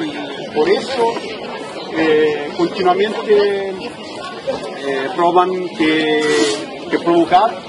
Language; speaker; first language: Spanish; non-native, learner; Italian